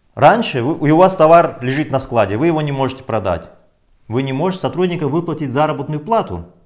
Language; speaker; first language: Russian; non-native, local second language; Kazakh